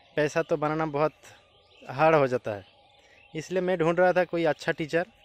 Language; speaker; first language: Hindi; non-native, local second language; Bangla